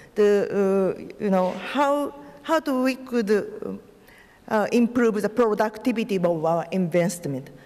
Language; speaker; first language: English; non-native, learner; Japanese